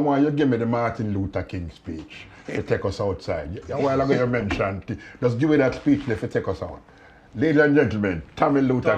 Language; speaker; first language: English; native; English